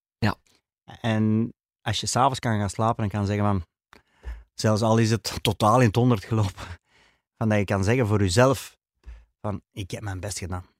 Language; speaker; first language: Dutch; native; Dutch